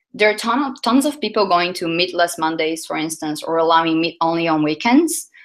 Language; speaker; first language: English; non-native, fluent; Portuguese